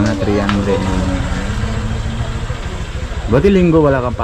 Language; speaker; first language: Filipino; non-native, learner; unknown